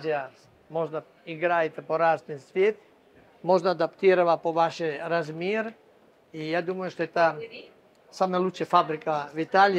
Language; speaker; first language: Russian; non-native, fluent; Italian